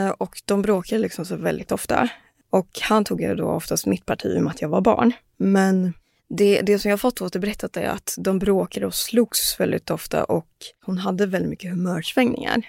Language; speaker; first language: Swedish; early bilingual, other home language; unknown